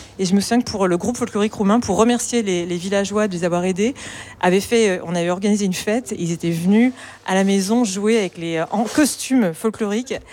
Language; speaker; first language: French; native; French